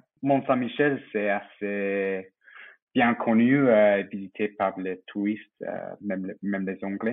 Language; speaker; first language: French; non-native, fluent; English